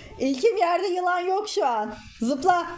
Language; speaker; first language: Turkish; native; Turkish